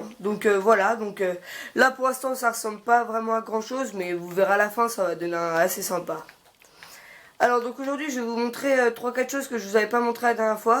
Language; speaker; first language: French; native; French